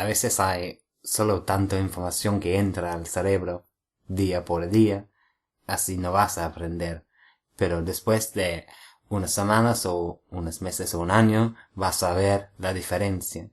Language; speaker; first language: Spanish; non-native, fluent; English